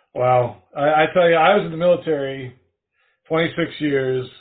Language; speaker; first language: English; native; English